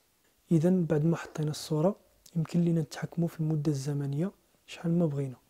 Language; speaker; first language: Arabic; native; Arabic